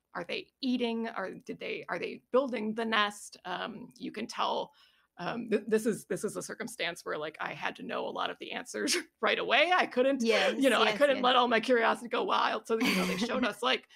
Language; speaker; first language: English; native; English